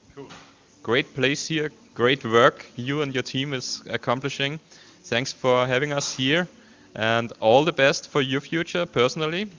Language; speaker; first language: English; non-native, fluent; German